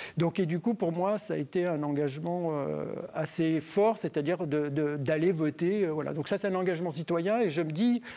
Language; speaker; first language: French; native; French